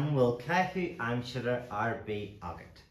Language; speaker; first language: Irish; non-native, local second language; English